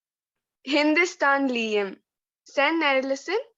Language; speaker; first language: Turkish; non-native, learner; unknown